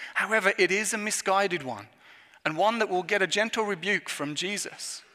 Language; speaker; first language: English; native; English